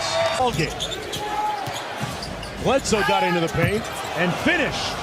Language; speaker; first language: English; native; English